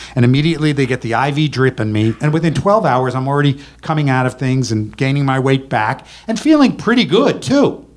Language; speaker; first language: English; native; English